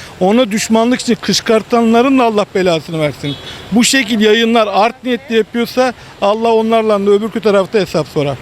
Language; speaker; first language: Turkish; native; Turkish